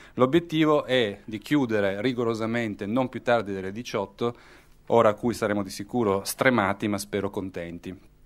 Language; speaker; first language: Italian; native; Italian